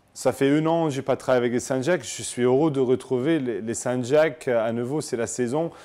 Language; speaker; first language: French; non-native, fluent; English